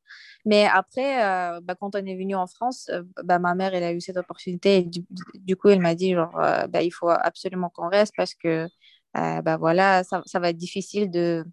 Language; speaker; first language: French; non-native, fluent; Uyghur